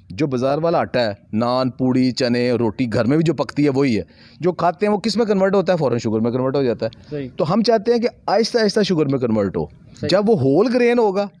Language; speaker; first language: Urdu; non-native, local second language; Punjabi